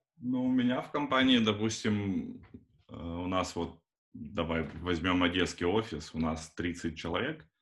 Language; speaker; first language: Russian; native; Russian